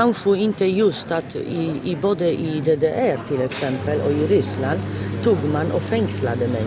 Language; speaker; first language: Swedish; non-native, fluent; Polish